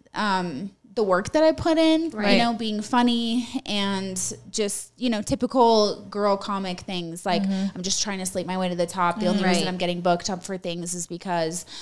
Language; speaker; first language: English; native; English